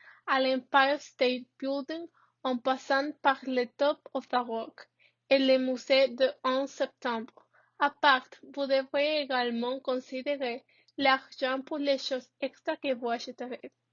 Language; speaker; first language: French; non-native, learner; Spanish